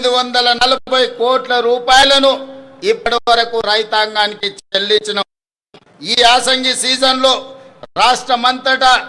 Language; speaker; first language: Telugu; native; Telugu